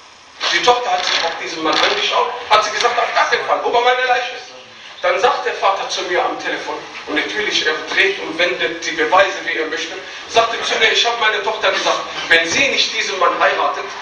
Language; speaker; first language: German; non-native, fluent; Arabic